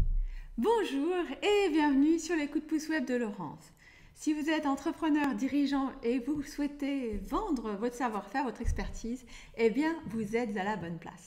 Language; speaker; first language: French; native; French